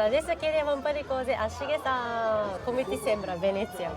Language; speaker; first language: Italian; non-native, fluent; Japanese